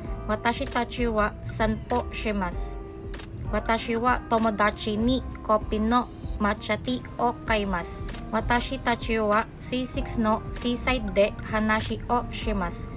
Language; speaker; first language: Japanese; non-native, learner; Filipino